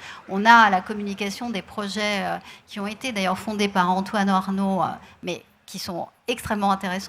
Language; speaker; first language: French; native; French